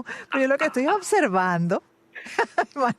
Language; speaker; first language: Spanish; native; Spanish